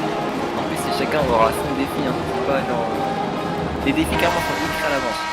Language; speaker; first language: French; native; French